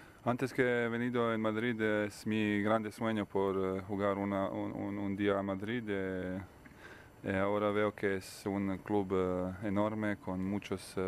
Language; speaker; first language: Spanish; non-native, learner; Bosnian